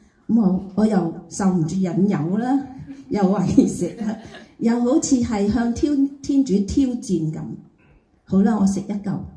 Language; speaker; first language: Cantonese; native; Cantonese